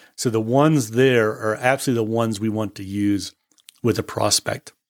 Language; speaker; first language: English; native; English